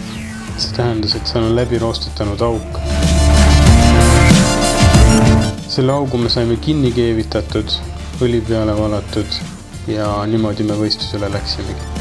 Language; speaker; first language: Estonian; native; Estonian